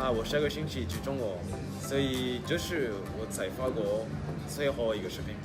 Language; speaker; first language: Chinese; non-native, learner; French